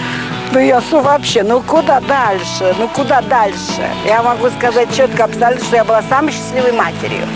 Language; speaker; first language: Russian; native; Russian